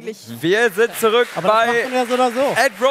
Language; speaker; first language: German; native; German